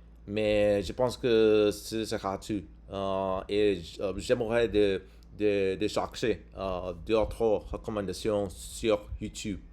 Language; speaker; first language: French; non-native, learner; English